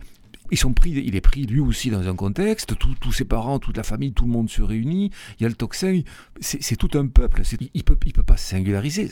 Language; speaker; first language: French; native; French